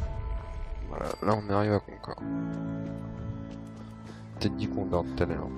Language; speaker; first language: French; native; French